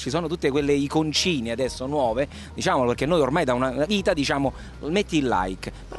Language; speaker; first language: Italian; native; Italian